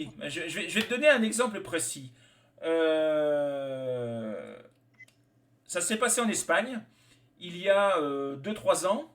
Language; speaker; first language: French; native; French